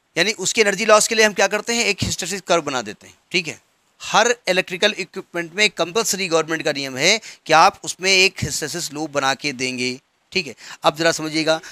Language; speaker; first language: Hindi; native; Hindi